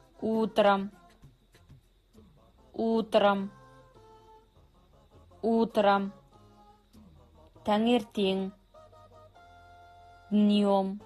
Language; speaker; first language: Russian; non-native, fluent; Kazakh